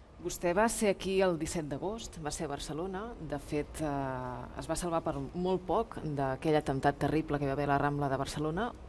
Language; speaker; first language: Catalan; native; Catalan